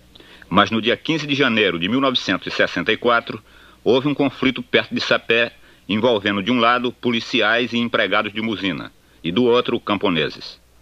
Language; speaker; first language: Portuguese; native; Portuguese